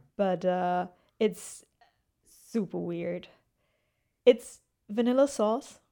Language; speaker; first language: English; non-native, fluent; German